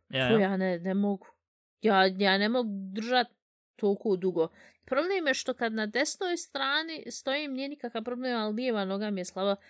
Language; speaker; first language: Bosnian; early bilingual, heritage; Bosnian